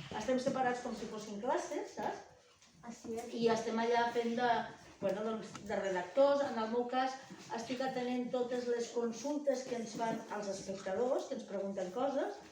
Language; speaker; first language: Catalan; native; Catalan